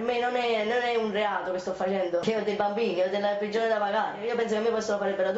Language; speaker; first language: Italian; native; Italian